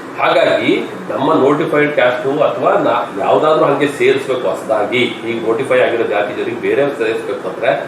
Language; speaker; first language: Kannada; native; Kannada